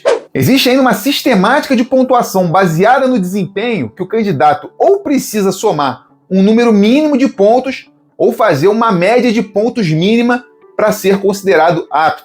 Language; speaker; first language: Portuguese; native; Portuguese